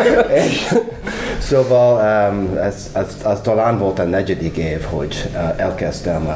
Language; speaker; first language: Hungarian; non-native, learner; English